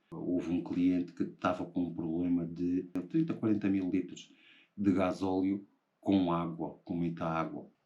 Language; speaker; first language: Portuguese; native; Portuguese